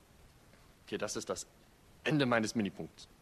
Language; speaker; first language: German; non-native, fluent; English